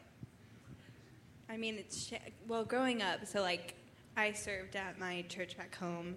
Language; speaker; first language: English; native; English